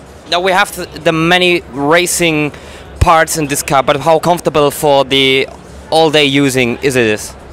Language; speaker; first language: English; non-native, learner; German